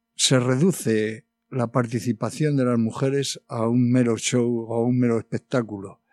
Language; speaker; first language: Spanish; native; Spanish